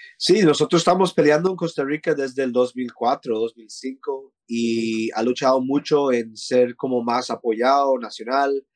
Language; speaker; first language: Spanish; early bilingual, heritage; Spanish